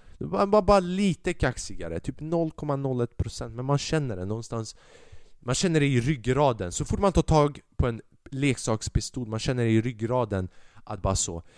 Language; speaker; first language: Swedish; early bilingual, other home language; Albanian